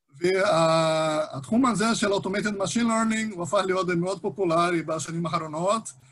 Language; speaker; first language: Hebrew; non-native, fluent; Portuguese